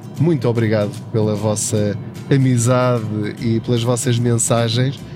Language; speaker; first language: Portuguese; native; Portuguese